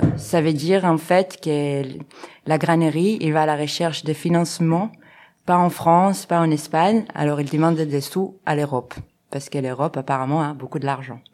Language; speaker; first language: French; non-native, fluent; Spanish